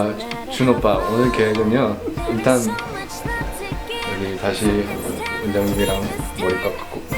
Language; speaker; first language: Korean; early bilingual, heritage; Korean